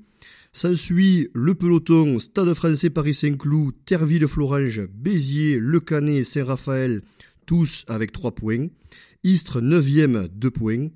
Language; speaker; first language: French; native; French